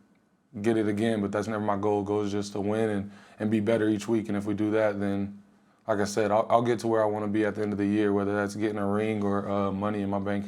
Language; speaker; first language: English; native; English